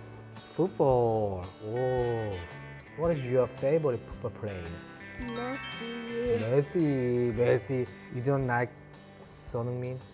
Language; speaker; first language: English; non-native, learner; Korean